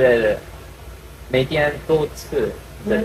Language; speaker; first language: Chinese; non-native, learner; Japanese